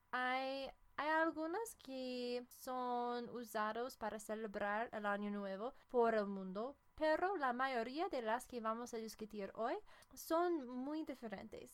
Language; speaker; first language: Spanish; non-native, fluent; English